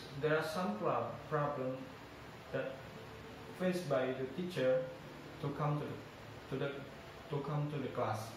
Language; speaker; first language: English; non-native, learner; Indonesian